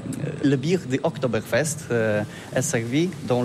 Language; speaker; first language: French; non-native, learner; Polish